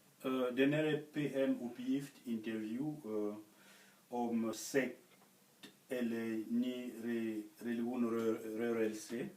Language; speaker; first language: Swedish; non-native, fluent; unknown